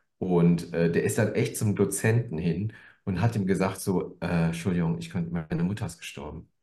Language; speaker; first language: German; early bilingual, other home language; Korean